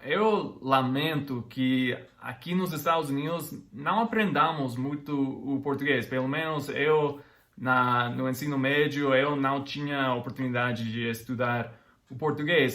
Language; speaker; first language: Portuguese; non-native, fluent; English